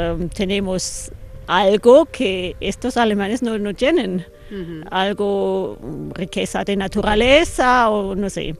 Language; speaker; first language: Spanish; non-native, fluent; German